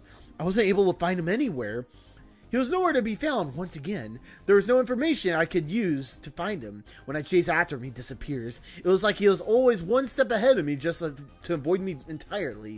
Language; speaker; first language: English; native; English